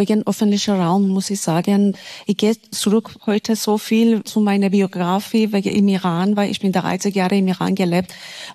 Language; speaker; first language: German; non-native, fluent; Persian